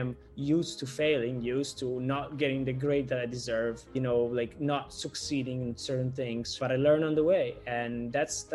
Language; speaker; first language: English; non-native, fluent; Italian